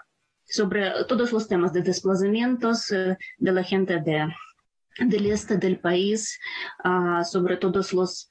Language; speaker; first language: Spanish; non-native, fluent; Ukrainian